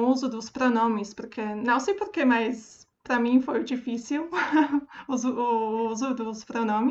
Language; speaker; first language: Portuguese; non-native, fluent; Slovak